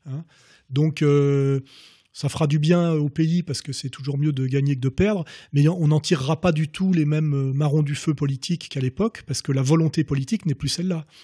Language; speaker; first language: French; native; French